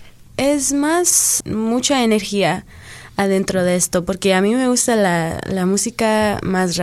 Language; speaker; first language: Spanish; early bilingual, heritage; English